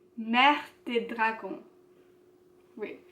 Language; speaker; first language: French; non-native, learner; English